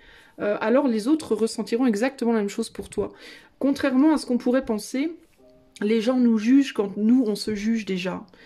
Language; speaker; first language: French; native; French